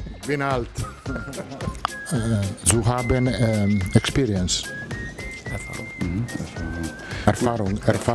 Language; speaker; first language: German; non-native, learner; Italian